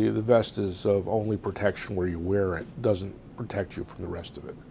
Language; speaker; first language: English; native; English